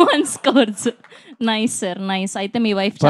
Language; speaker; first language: Telugu; native; Telugu